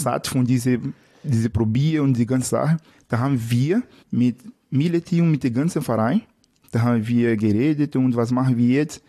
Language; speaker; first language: German; non-native, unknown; Portuguese